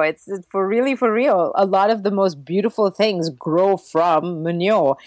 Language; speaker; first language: English; native; English